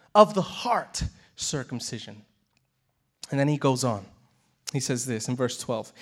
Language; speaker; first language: English; native; English